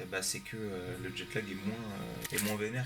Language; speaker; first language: French; native; French